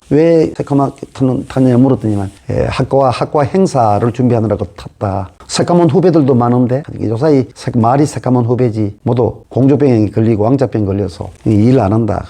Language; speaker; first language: Korean; native; Korean